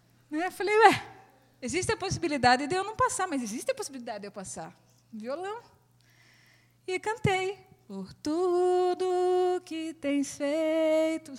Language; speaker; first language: Portuguese; native; Portuguese